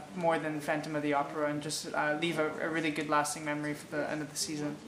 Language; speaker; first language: English; native; English